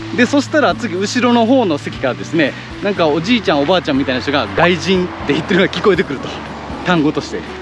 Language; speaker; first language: Japanese; native; Japanese